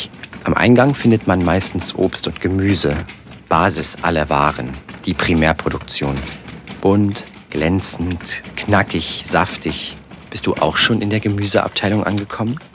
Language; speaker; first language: German; native; German